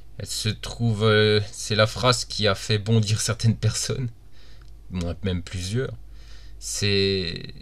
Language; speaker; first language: French; native; French